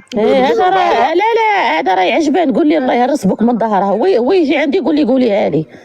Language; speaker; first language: Arabic; native; Arabic